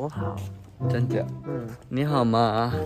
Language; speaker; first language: Chinese; non-native, learner; Thai